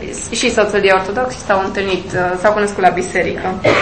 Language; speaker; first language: Romanian; native; Romanian